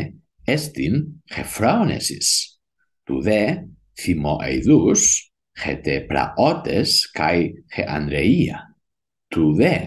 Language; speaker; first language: Greek; non-native, learner; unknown